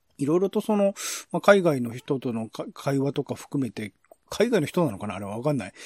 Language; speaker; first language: Japanese; native; Japanese